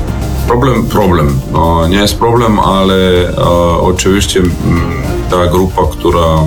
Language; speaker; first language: Polish; non-native, learner; Serbian